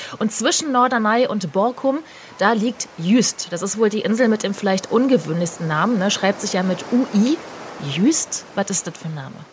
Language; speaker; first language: German; native; German